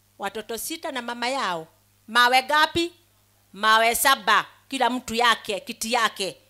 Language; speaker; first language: Swahili; non-native, local second language; Kikuyu